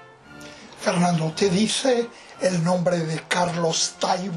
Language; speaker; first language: Spanish; non-native, fluent; Portuguese